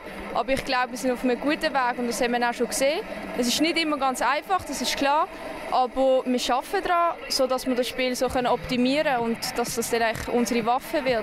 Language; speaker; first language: German; native; German